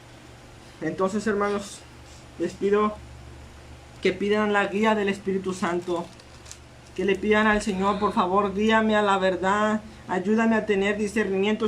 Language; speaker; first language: Spanish; native; Spanish